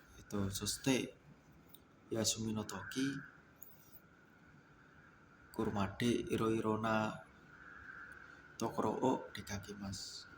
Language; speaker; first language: Japanese; non-native, learner; Indonesian